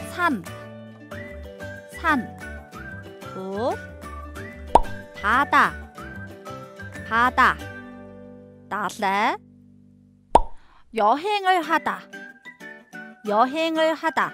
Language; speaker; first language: Korean; non-native, fluent; Mongolian